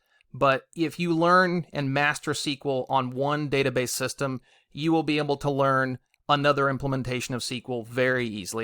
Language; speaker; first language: English; native; English